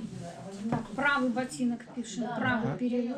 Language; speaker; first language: Russian; native; Russian